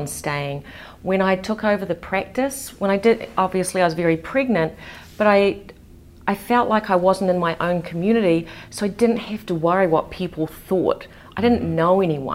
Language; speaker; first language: English; native; English